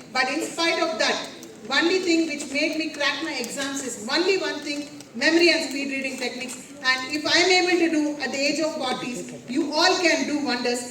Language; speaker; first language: English; non-native, local second language; Telugu